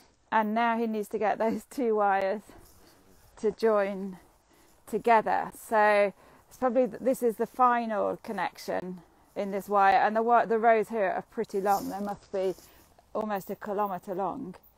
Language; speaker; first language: English; native; English